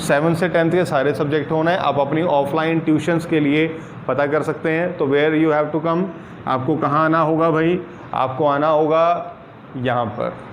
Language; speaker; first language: Hindi; non-native, local second language; Punjabi